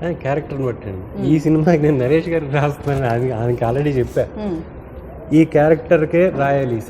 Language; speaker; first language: Telugu; native; Telugu